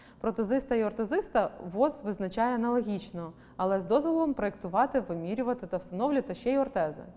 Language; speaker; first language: Ukrainian; native; Ukrainian